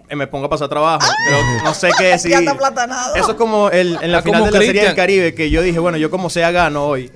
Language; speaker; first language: Spanish; native; Spanish